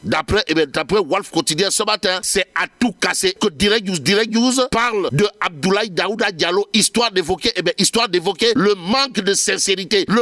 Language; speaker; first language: French; non-native, local second language; Wolof